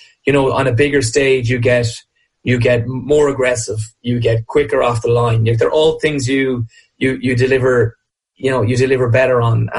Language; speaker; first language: English; native; English